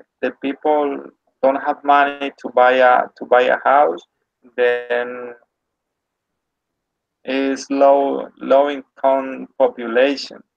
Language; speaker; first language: English; non-native, learner; Spanish